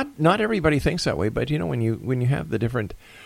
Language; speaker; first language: English; native; English